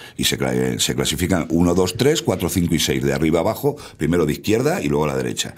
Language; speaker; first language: Spanish; native; Spanish